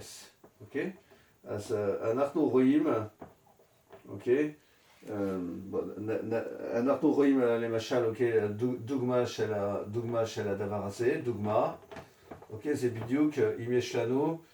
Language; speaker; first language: Hebrew; non-native, fluent; French